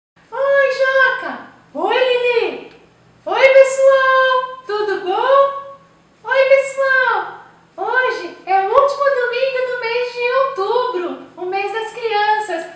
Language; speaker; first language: Portuguese; native; Portuguese